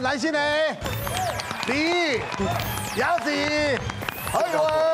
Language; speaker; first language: Chinese; native; Chinese